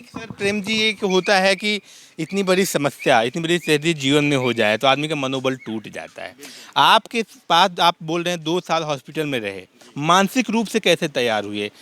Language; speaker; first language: Hindi; native; Hindi